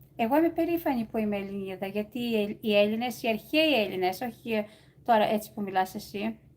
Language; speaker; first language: Greek; early bilingual, other home language; English